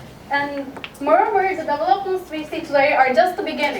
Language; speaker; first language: English; non-native, fluent; Turkish